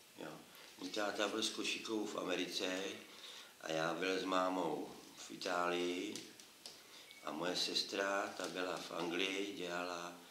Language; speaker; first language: Czech; native; Czech